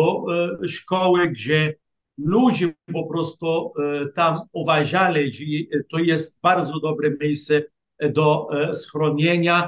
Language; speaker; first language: Polish; non-native, fluent; Arabic